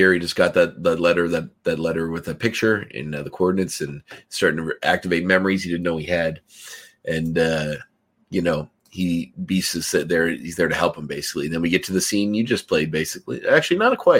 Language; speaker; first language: English; native; English